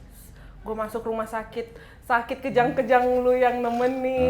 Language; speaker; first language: Indonesian; native; Indonesian